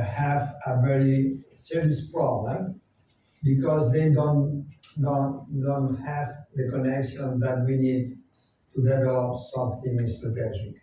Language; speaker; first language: English; non-native, fluent; Spanish